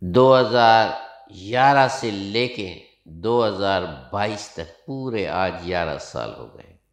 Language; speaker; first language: Urdu; non-native, local second language; Sindhi